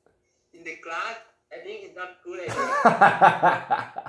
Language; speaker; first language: English; non-native, learner; Thai